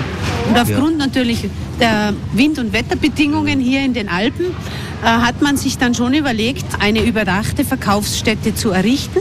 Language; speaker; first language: German; native; German